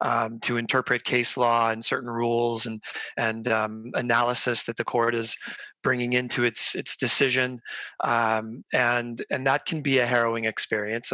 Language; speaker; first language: English; native; English